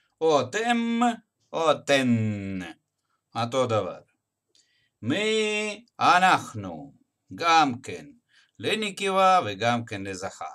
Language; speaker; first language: Hebrew; non-native, fluent; Russian